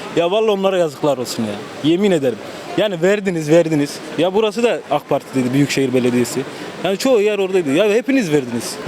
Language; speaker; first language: Turkish; native; Turkish